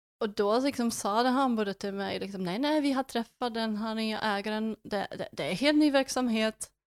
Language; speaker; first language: Swedish; non-native, fluent; Polish